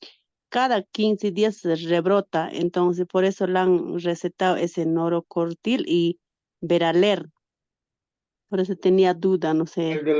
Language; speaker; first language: Spanish; native; Spanish